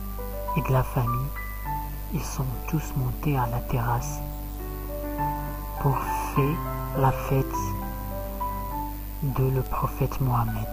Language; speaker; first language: French; non-native, learner; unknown